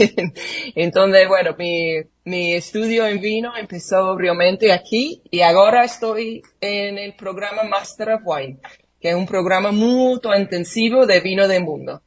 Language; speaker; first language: Portuguese; non-native, fluent; English